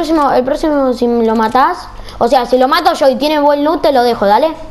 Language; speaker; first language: Spanish; native; Spanish